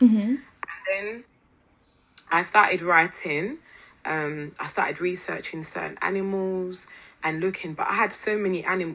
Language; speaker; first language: English; non-native, fluent; Lingala